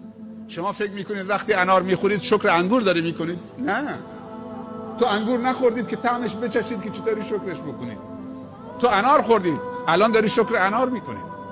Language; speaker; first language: Persian; native; Persian